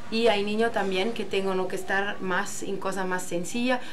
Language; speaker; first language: Spanish; non-native, fluent; French